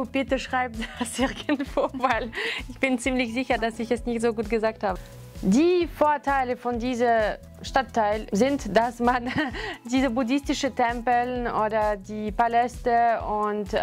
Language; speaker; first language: German; non-native, fluent; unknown